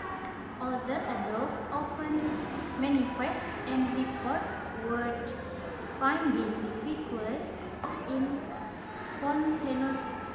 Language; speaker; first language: English; non-native, learner; Indonesian